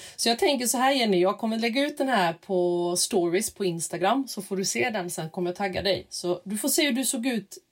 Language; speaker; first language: Swedish; early bilingual, other home language; Macedonian